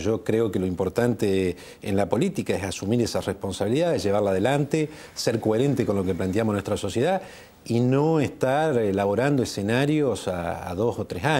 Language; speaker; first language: Spanish; native; Spanish